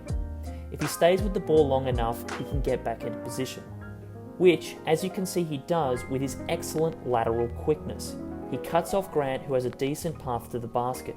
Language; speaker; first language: English; native; English